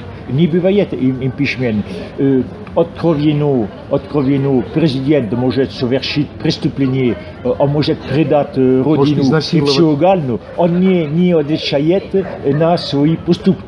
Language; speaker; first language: Russian; non-native, fluent; French